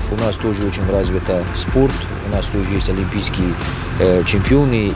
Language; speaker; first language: Russian; non-native, local second language; Tajik